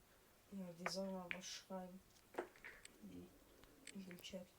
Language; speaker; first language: German; early bilingual, other home language; Arabic